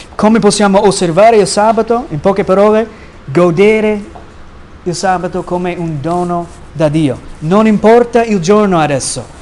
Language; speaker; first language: Italian; non-native, fluent; English